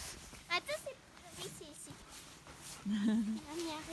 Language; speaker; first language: French; early bilingual, other home language; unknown